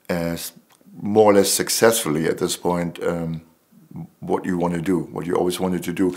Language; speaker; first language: English; non-native, fluent; German